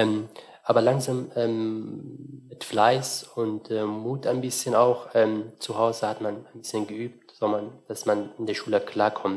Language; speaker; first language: German; non-native, fluent; Arabic